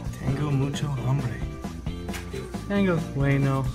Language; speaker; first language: Spanish; non-native, learner; English